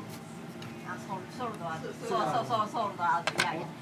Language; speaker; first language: Japanese; native; Japanese